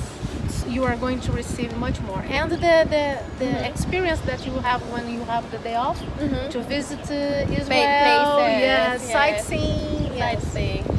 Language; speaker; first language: English; non-native, learner; Portuguese